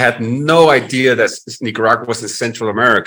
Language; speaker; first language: English; non-native, fluent; Danish